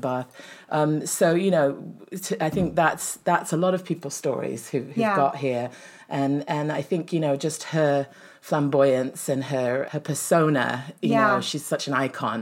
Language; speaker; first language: English; native; English